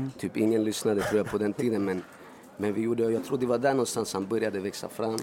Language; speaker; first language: Swedish; early bilingual, other home language; Spanish